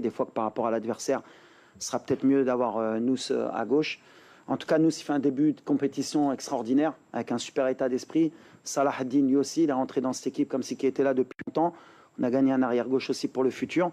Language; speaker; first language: French; native; French